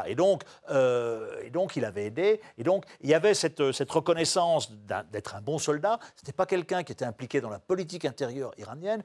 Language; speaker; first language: French; native; French